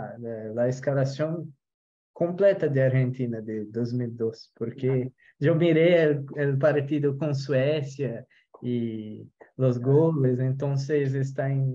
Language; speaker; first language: Spanish; non-native, local second language; Portuguese